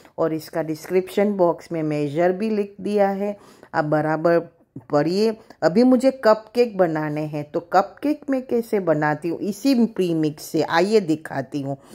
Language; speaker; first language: Hindi; native; Hindi